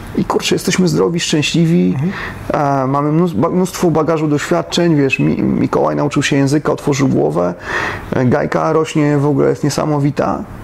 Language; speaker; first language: Polish; native; Polish